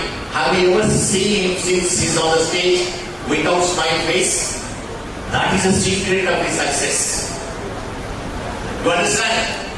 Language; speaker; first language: English; non-native, local second language; Telugu